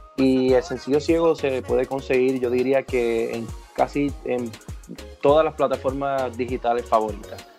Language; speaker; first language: Spanish; native; Spanish